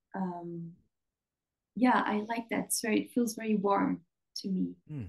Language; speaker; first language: English; non-native, fluent; Dutch